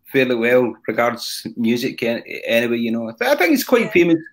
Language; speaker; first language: English; native; English